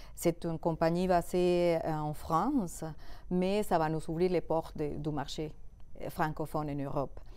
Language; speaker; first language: French; non-native, fluent; Spanish